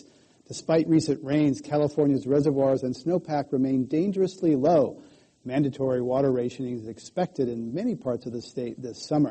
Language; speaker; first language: English; native; English